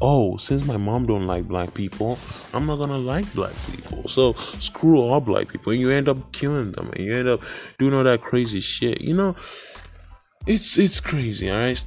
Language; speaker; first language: English; non-native, local second language; Yoruba